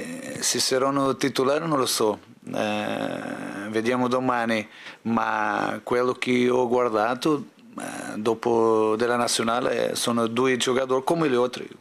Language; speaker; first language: Italian; non-native, fluent; Portuguese